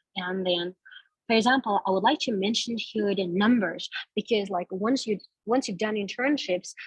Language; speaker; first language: English; non-native, fluent; Kazakh